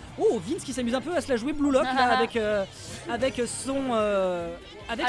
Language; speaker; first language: French; native; French